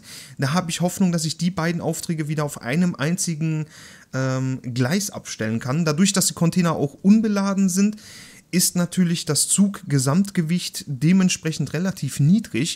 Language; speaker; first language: German; native; German